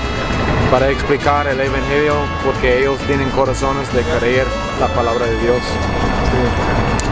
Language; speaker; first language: Spanish; non-native, fluent; English